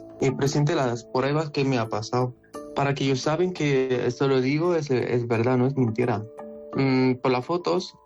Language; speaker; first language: Spanish; non-native, learner; Arabic